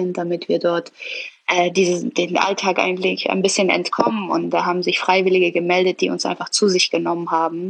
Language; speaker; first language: German; early bilingual, other home language; Persian